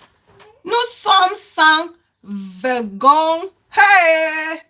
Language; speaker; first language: French; non-native, learner; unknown